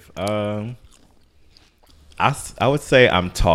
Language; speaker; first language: English; native; English